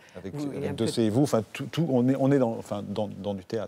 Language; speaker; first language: French; native; French